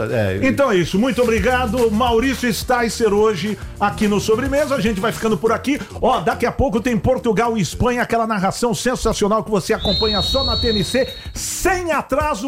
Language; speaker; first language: Portuguese; native; Portuguese